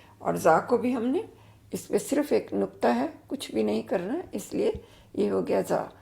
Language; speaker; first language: Urdu; native; Urdu